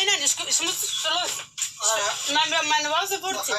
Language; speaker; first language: German; non-native, learner; Arabic